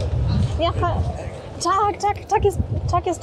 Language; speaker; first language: Polish; non-native, learner; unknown